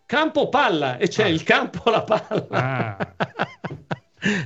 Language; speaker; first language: Italian; native; Italian